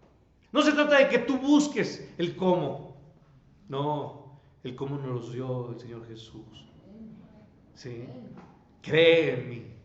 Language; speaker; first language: Spanish; native; Spanish